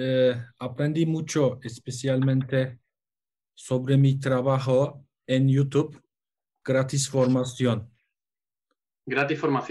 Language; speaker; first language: Spanish; non-native, learner; Turkish